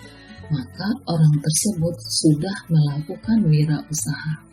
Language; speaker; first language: Indonesian; native; Indonesian